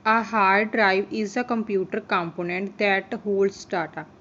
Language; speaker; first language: English; non-native, local second language; Punjabi